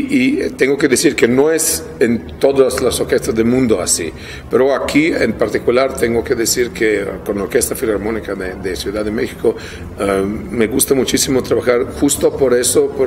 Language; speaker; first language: Spanish; non-native, fluent; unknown